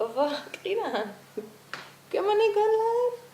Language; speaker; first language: Danish; non-native, fluent; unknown